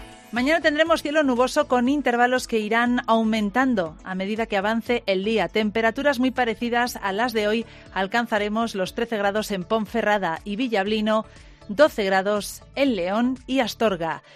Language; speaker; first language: Spanish; native; Spanish